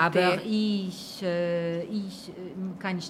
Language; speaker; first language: German; non-native, learner; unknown